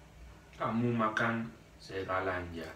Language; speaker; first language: Indonesian; non-native, learner; Spanish